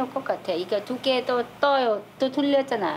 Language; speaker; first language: Korean; non-native, learner; Thai